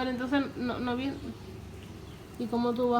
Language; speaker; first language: Spanish; early bilingual, heritage; Spanish